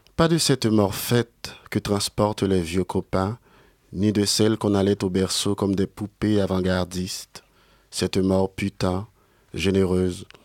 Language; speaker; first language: French; native; French